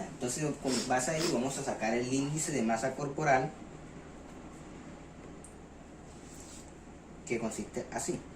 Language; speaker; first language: Spanish; native; Spanish